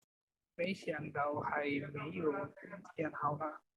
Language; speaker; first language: Chinese; non-native, learner; Bangla